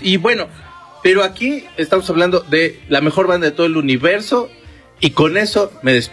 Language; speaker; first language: Spanish; native; Spanish